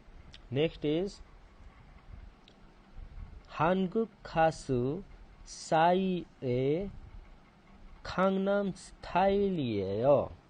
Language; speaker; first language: Korean; non-native, fluent; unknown